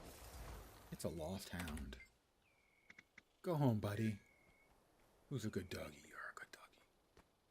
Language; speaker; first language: English; native; English